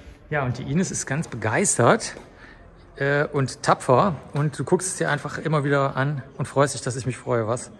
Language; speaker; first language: German; native; German